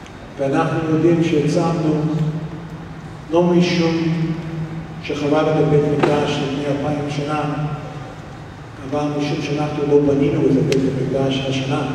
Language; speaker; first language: Hebrew; non-native, fluent; English